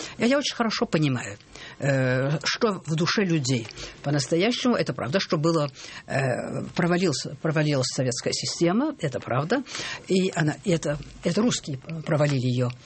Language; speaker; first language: Russian; early bilingual, heritage; Russian